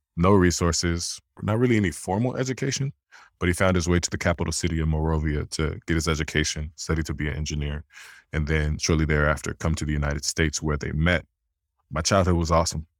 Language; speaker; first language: English; early bilingual, other home language; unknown